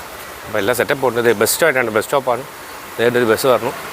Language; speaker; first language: Malayalam; native; Malayalam